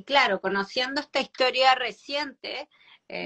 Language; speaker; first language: Spanish; native; Spanish